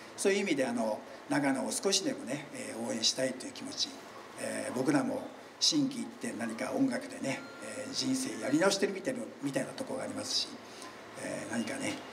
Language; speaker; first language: Japanese; native; Japanese